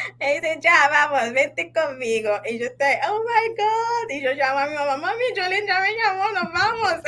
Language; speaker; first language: Spanish; non-native, fluent; Haitian Creole